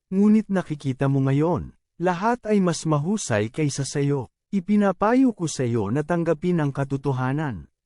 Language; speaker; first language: Filipino; native; Filipino